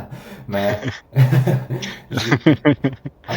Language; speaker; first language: French; non-native, learner; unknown